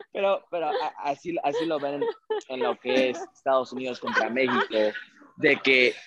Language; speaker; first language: Spanish; early bilingual, heritage; Spanish